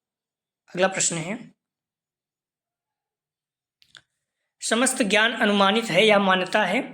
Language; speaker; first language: Hindi; native; Hindi